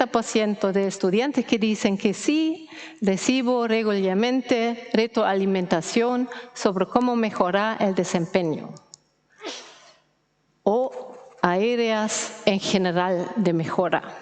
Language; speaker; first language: Spanish; non-native, fluent; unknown